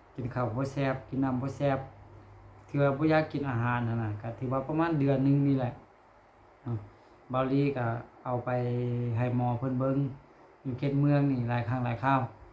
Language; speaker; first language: Lao; non-native, local second language; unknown